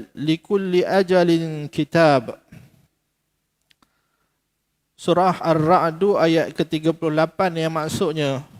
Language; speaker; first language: Malay; native; Malay